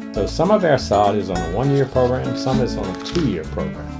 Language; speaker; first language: English; native; English